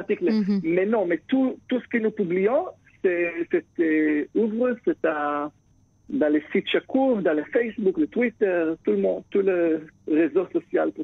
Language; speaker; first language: French; non-native, fluent; Hebrew